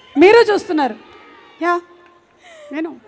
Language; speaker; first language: Telugu; native; Telugu